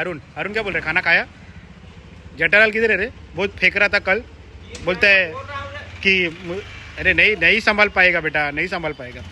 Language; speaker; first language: Hindi; non-native, local second language; Marathi